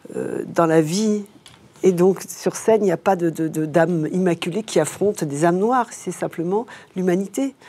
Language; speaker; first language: French; native; French